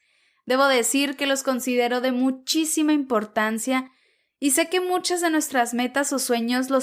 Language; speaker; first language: Spanish; native; Spanish